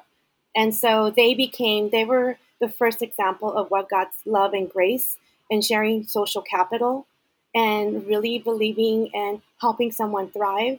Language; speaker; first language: English; early bilingual, other home language; Spanish